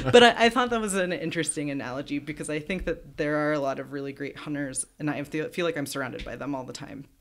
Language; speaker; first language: English; native; English